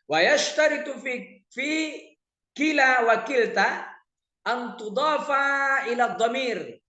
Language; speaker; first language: Arabic; non-native, fluent; Indonesian